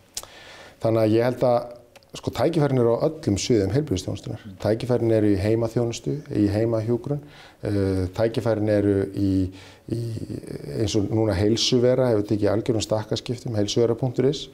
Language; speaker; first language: Icelandic; native; Icelandic